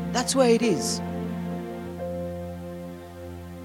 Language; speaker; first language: English; non-native, local second language; Nyanja